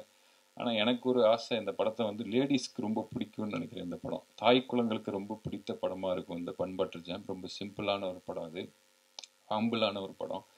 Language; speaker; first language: Tamil; native; Tamil